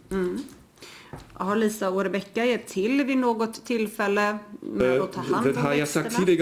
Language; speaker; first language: Swedish; non-native, fluent; German